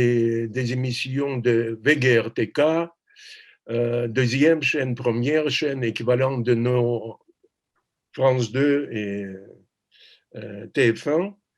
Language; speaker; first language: French; non-native, fluent; Russian